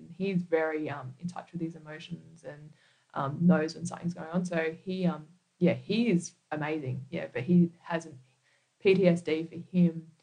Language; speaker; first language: English; native; English